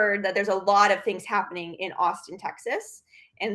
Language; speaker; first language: English; native; English